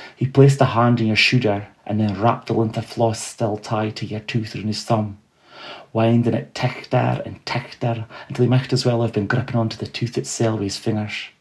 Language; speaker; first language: English; native; English